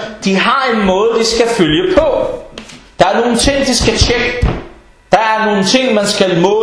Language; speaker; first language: Danish; early bilingual, other home language; Arabic